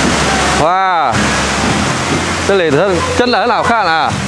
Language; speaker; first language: Chinese; non-native, learner; Vietnamese